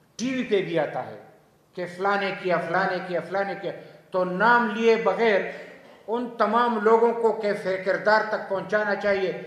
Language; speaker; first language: Urdu; non-native, local second language; Pashto